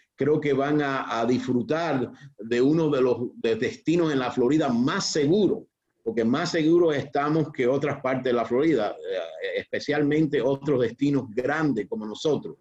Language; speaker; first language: Spanish; early bilingual, heritage; Spanish